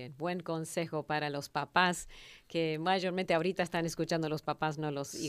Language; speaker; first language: Spanish; native; Spanish